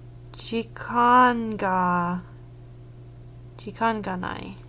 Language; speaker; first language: Japanese; non-native, learner; English